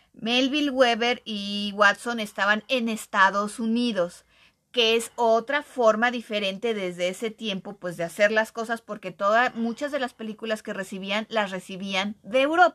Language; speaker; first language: Spanish; native; Spanish